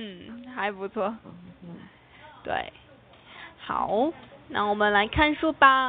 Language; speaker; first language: Chinese; non-native, fluent; Korean